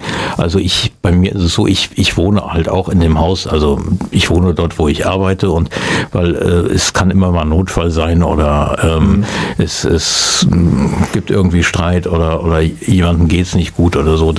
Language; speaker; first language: German; native; German